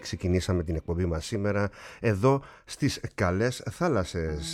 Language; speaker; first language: Greek; native; Greek